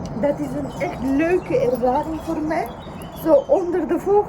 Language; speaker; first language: Dutch; non-native, learner; Turkish